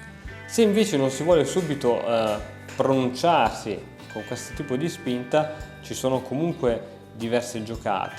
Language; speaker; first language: Italian; native; Italian